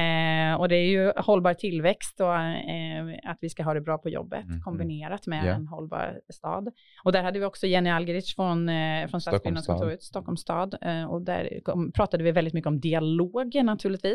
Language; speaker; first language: Swedish; native; Swedish